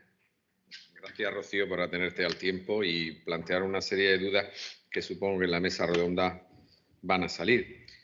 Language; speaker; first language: Spanish; native; Spanish